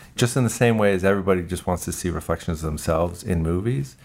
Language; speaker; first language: English; native; English